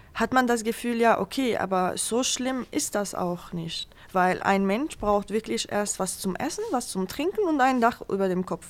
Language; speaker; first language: German; non-native, fluent; Arabic